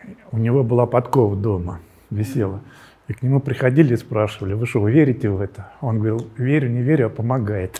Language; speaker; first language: Russian; native; Russian